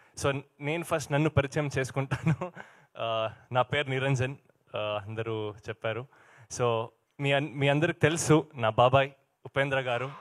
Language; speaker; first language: Telugu; non-native, learner; Kannada